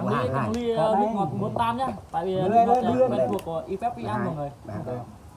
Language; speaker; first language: Vietnamese; native; Vietnamese